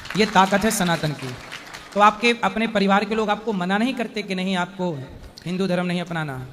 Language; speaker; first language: Hindi; native; Hindi